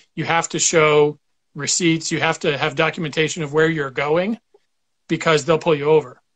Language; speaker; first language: English; native; English